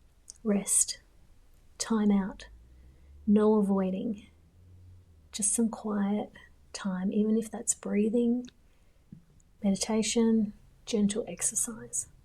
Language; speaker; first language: English; native; English